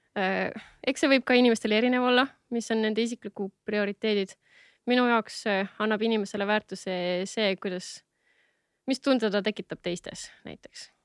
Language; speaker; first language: Estonian; native; Estonian